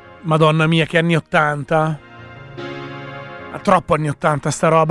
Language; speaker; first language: Italian; native; Italian